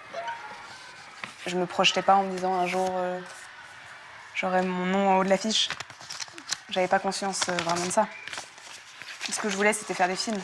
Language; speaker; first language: French; native; French